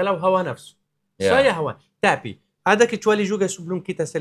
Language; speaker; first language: Indonesian; non-native, learner; Arabic